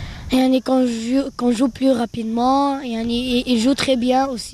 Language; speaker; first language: French; non-native, fluent; Arabic